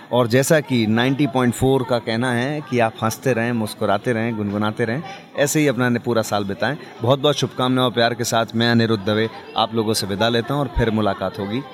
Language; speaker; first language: Hindi; native; Hindi